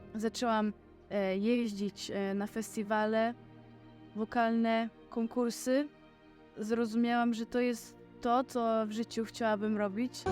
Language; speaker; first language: Polish; native; Polish